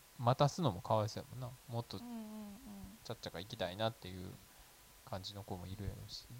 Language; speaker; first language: Japanese; native; Japanese